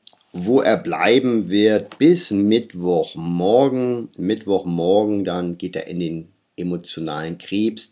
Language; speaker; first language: German; native; German